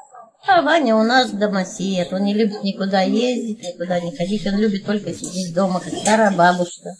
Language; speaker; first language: Russian; native; Russian